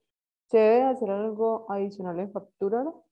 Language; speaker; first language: Spanish; native; Spanish